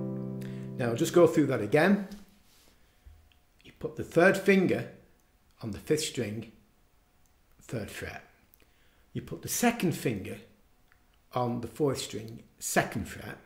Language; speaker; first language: English; native; English